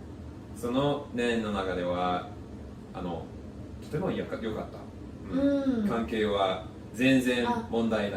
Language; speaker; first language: Japanese; non-native, fluent; English